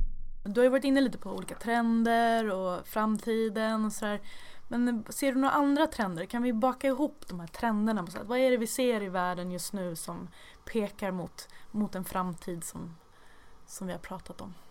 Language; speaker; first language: Swedish; native; Swedish